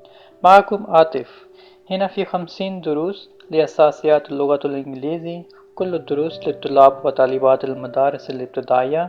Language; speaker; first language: Arabic; non-native, learner; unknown